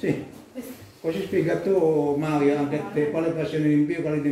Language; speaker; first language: Italian; non-native, learner; Indonesian